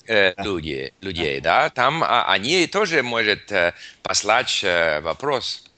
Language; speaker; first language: Russian; non-native, learner; English